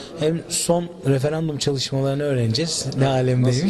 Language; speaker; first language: Turkish; native; Turkish